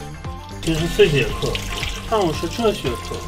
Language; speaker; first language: Chinese; non-native, learner; Turkmen